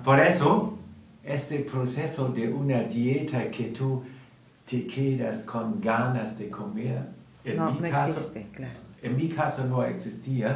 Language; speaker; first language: Spanish; non-native, learner; German